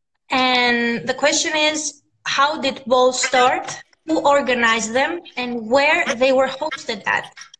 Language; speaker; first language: English; non-native, fluent; Greek